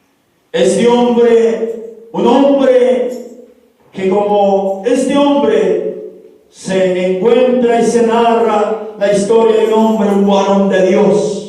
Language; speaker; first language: Spanish; native; Spanish